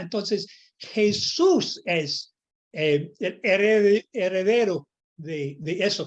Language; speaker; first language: Spanish; non-native, fluent; English